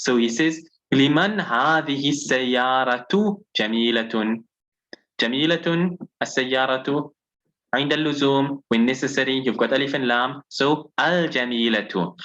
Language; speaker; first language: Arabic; non-native, fluent; English